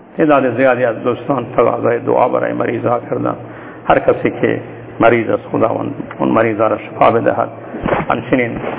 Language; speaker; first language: Persian; non-native, local second language; Turkmen